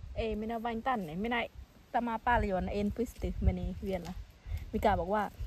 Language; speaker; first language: Finnish; non-native, learner; Thai